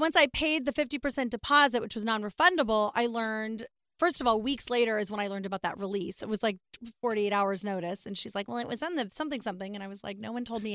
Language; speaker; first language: English; native; English